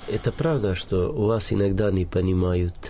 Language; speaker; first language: Russian; non-native, fluent; Persian